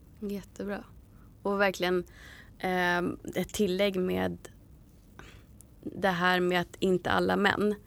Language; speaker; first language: Swedish; native; Swedish